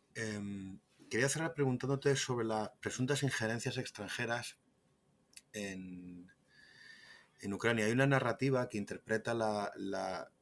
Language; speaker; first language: Spanish; native; Spanish